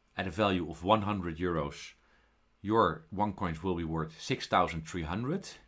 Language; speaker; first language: English; non-native, fluent; Dutch